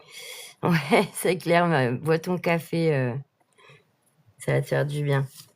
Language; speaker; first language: French; native; French